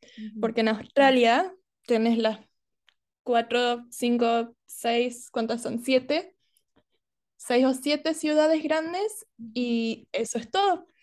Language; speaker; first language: Spanish; early bilingual, heritage; Spanish